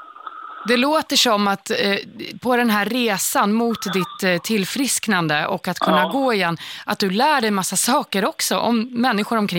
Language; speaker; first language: Swedish; native; Swedish